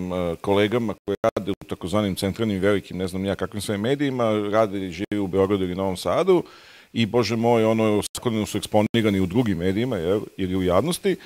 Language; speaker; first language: Bosnian; native; Bosnian